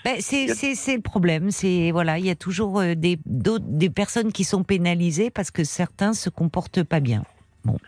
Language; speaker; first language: French; native; French